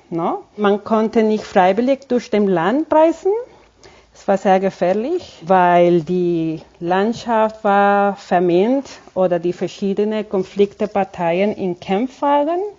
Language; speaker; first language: German; non-native, fluent; Spanish